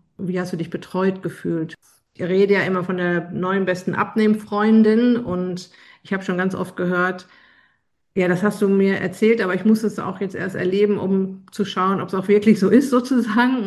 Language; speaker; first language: German; native; German